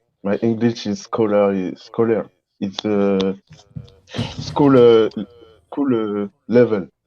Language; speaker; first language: English; non-native, learner; French